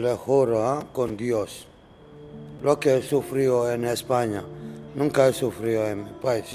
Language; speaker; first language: Spanish; non-native, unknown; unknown